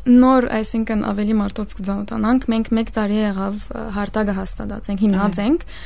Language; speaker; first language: Armenian; early bilingual, heritage; Armenian